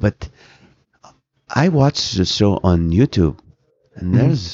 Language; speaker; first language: English; non-native, fluent; Arabic